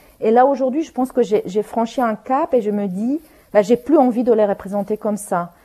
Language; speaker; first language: French; non-native, fluent; Romanian